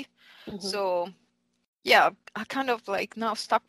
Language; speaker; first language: English; non-native, fluent; Italian